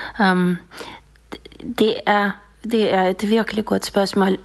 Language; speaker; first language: Danish; non-native, fluent; Russian